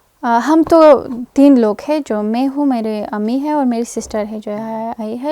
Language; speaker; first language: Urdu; non-native, fluent; Persian